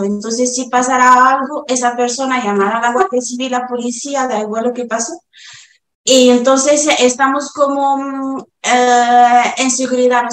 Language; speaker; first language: Spanish; non-native, fluent; Arabic